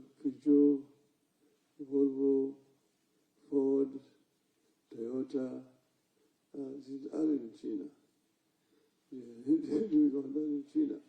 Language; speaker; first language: German; non-native, fluent; Luo (Kenya and Tanzania)